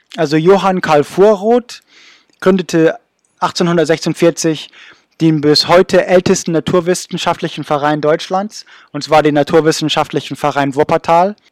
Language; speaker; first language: German; non-native, fluent; English